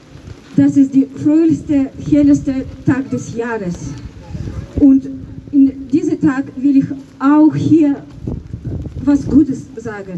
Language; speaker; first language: German; non-native, fluent; Ukrainian